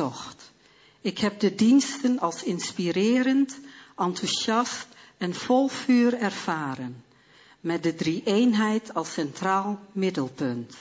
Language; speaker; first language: Dutch; early bilingual, other home language; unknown